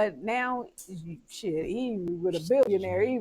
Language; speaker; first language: English; native; English